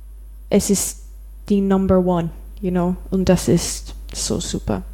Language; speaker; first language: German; non-native, learner; English